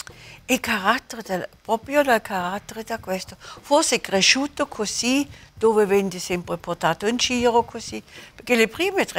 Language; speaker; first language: Italian; non-native, learner; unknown